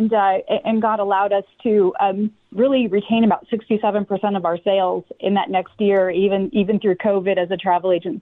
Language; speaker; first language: English; native; English